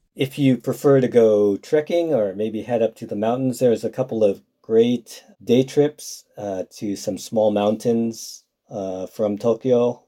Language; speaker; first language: English; native; English